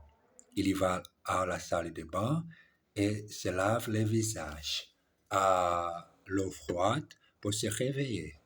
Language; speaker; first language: French; non-native, learner; English